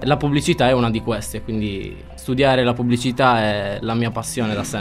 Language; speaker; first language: Italian; native; Italian